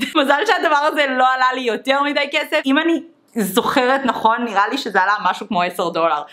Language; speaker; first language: Hebrew; native; Hebrew